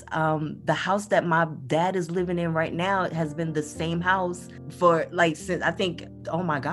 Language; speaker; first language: English; native; English